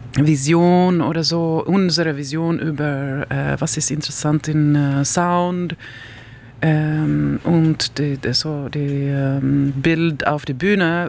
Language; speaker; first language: German; non-native, learner; Swedish